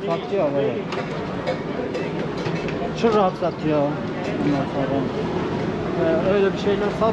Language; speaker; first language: Turkish; non-native, learner; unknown